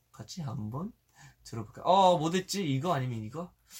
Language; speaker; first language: Korean; early bilingual, heritage; Korean